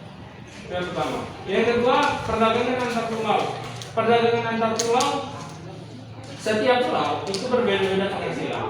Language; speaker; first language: Indonesian; native; Indonesian